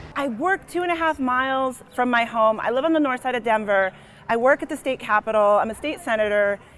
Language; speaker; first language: English; early bilingual, other home language; Spanish